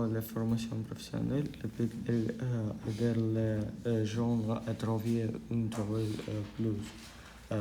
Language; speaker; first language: French; non-native, learner; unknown